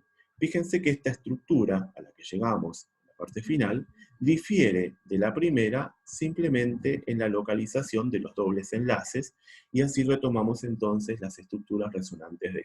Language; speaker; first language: Spanish; native; Spanish